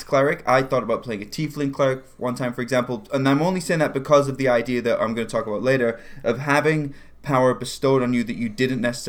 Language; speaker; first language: English; native; English